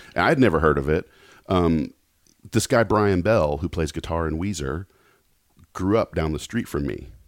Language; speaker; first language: English; native; English